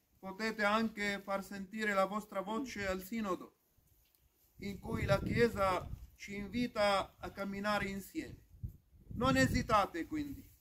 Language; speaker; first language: Italian; non-native, fluent; Arabic